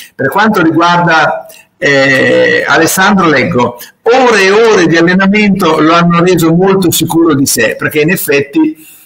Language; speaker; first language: Italian; native; Italian